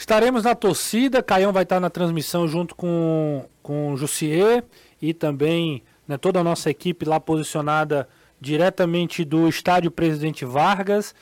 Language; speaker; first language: Portuguese; native; Portuguese